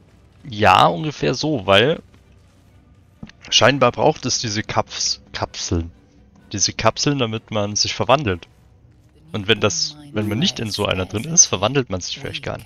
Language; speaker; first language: German; native; German